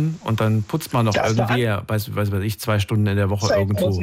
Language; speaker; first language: German; native; German